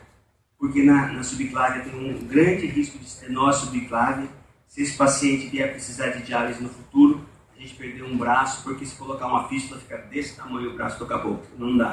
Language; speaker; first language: Portuguese; native; Portuguese